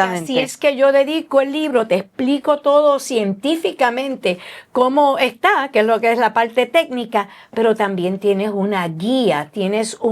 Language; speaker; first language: Spanish; native; Spanish